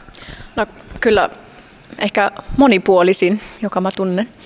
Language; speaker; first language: Finnish; non-native, fluent; English